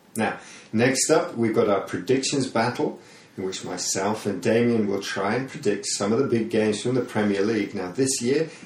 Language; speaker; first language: English; native; English